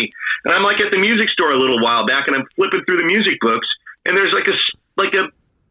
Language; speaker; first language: English; native; English